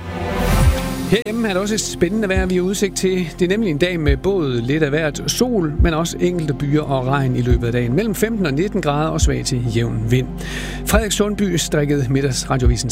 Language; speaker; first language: Danish; native; Danish